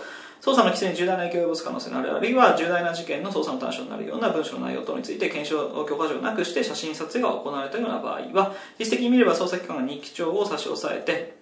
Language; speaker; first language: Japanese; native; Japanese